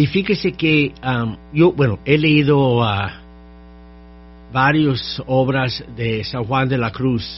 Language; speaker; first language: Spanish; non-native, fluent; English